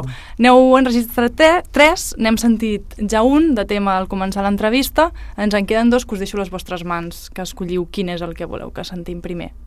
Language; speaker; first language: Catalan; native; Catalan